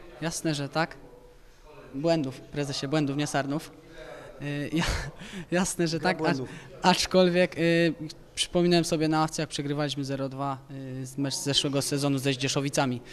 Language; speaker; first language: Polish; native; Polish